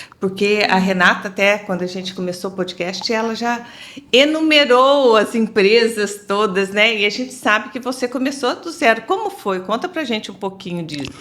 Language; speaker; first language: Portuguese; native; Portuguese